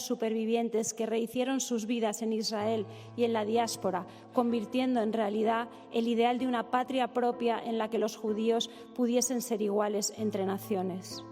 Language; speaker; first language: Spanish; native; Spanish